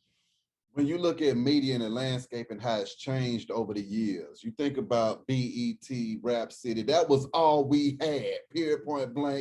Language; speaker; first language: English; native; English